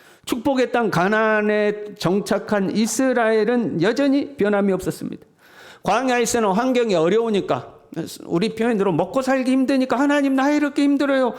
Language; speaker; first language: Korean; native; Korean